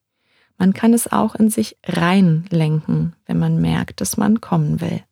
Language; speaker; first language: German; native; German